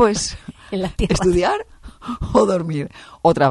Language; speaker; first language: Spanish; non-native, fluent; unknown